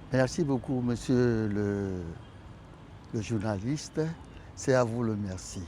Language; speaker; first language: French; non-native, local second language; Ewe